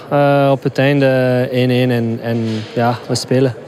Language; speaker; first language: Dutch; non-native, local second language; French